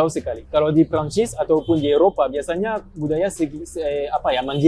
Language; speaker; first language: Indonesian; non-native, fluent; French